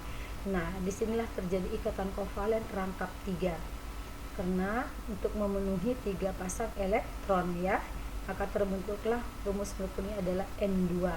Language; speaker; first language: Indonesian; native; Indonesian